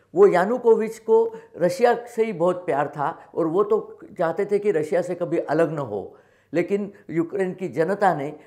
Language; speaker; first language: Hindi; non-native, local second language; Marathi